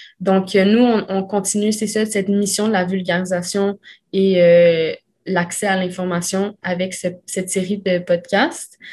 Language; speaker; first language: French; early bilingual, other home language; Spanish